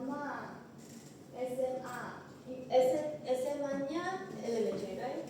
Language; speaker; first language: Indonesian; non-native, learner; Korean